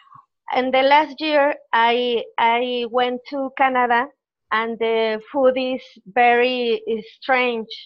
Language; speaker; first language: English; non-native, learner; Spanish